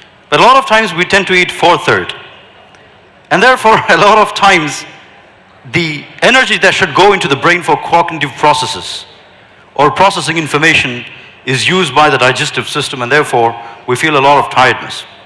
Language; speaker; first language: English; non-native, local second language; Malayalam